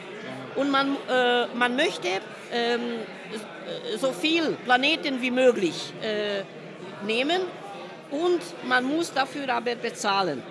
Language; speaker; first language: German; non-native, fluent; Hungarian